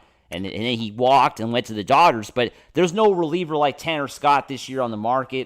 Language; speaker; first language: English; native; English